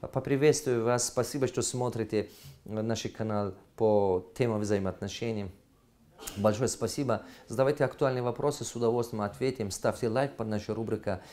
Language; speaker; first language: Russian; non-native, local second language; Tajik